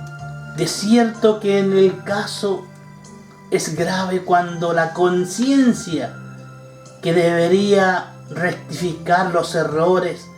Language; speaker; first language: Spanish; native; Spanish